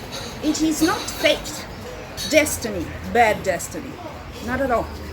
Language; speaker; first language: English; non-native, fluent; Italian